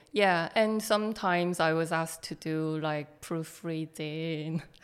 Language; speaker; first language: English; non-native, fluent; Korean